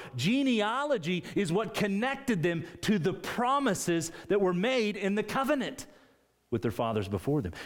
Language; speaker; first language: English; native; English